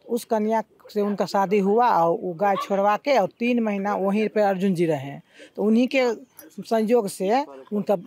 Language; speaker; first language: Hindi; native; Hindi